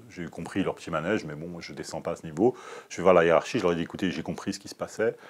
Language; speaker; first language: French; native; French